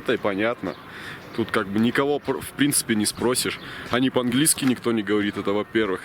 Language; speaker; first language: Russian; native; Russian